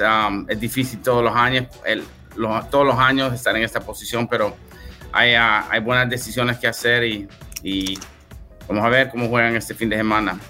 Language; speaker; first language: Spanish; early bilingual, heritage; English